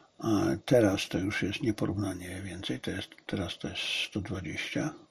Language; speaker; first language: Polish; early bilingual, other home language; Chinese